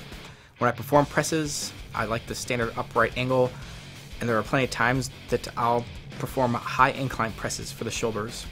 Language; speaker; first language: English; native; English